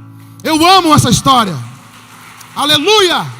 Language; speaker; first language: Portuguese; native; Portuguese